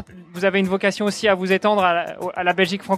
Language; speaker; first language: French; native; French